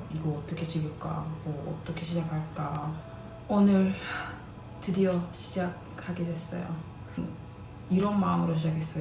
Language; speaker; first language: Korean; non-native, fluent; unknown